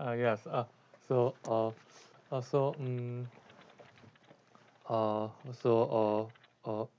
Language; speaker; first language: English; non-native, learner; Korean